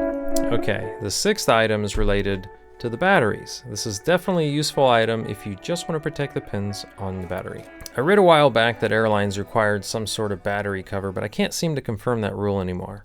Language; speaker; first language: English; native; English